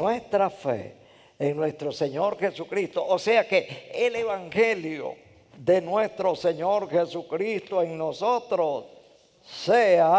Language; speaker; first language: Spanish; native; Spanish